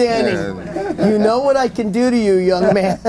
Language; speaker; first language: English; native; English